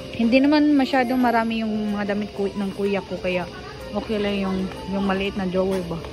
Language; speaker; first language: Filipino; non-native, local second language; Cebuano